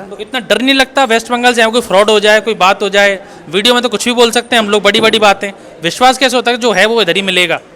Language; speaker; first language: Hindi; native; Hindi